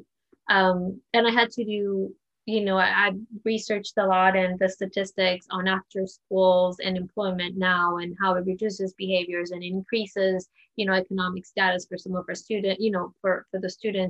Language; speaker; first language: English; non-native, fluent; Spanish